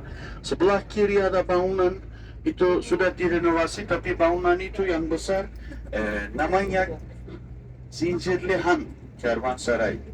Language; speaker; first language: Indonesian; non-native, fluent; Turkish